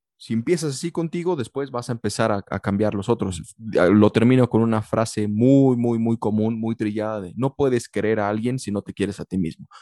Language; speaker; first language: Spanish; early bilingual, heritage; Spanish